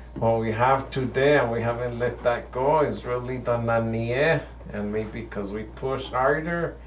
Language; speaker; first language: English; early bilingual, other home language; Spanish